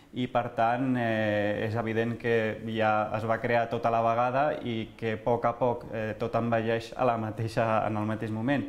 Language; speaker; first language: Catalan; non-native, local second language; Spanish